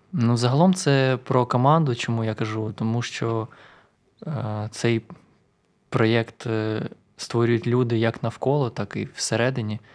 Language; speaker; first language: Ukrainian; non-native, local second language; Russian